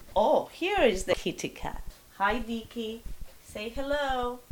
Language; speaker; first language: English; non-native, fluent; Spanish